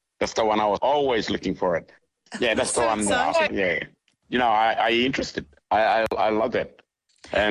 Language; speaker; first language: English; native; English